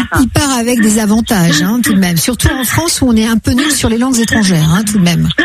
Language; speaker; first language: French; native; French